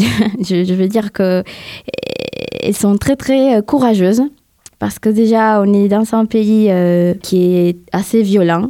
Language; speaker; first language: French; non-native, fluent; Spanish